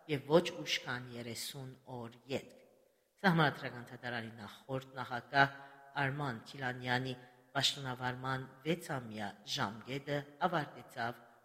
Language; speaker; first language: Armenian; early bilingual, heritage; Armenian